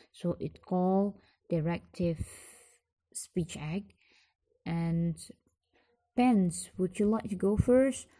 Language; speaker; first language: English; non-native, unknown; Indonesian